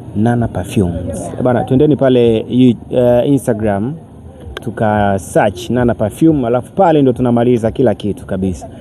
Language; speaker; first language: Swahili; native; Swahili